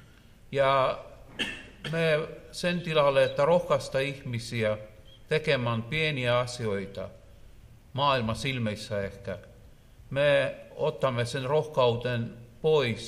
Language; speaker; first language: Finnish; non-native, learner; Russian